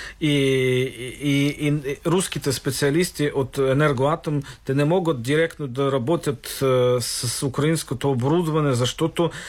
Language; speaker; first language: Bulgarian; non-native, fluent; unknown